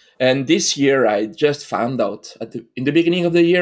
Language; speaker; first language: English; non-native, fluent; French